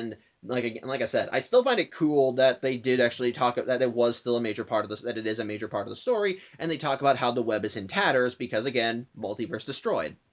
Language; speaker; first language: English; native; English